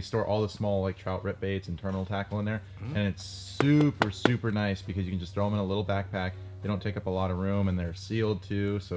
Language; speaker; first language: English; native; English